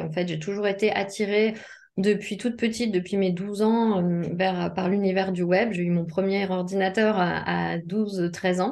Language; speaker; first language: French; native; French